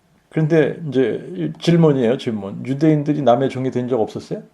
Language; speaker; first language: Korean; native; Korean